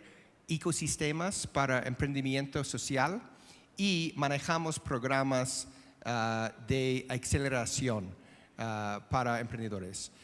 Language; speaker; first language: Spanish; non-native, fluent; English